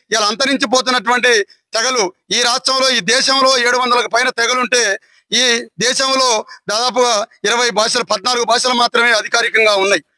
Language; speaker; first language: Telugu; non-native, local second language; Lambadi